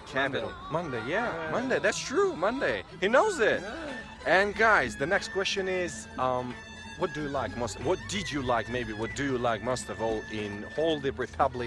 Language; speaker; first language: English; non-native, learner; Tajik